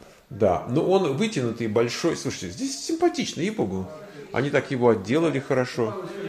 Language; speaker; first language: Russian; native; Russian